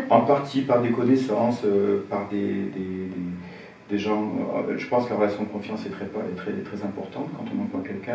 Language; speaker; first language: French; native; French